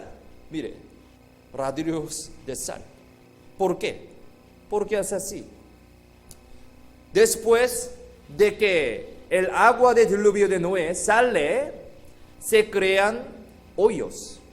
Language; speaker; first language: Spanish; non-native, fluent; Korean